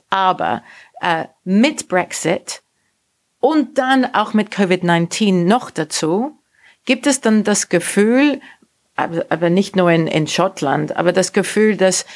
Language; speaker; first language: German; non-native, fluent; English